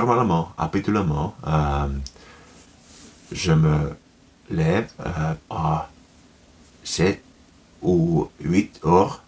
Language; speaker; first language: French; non-native, learner; Finnish